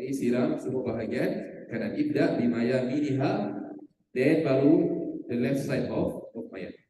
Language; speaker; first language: Malay; native; Malay